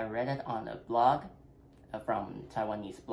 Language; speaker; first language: English; non-native, local second language; Chinese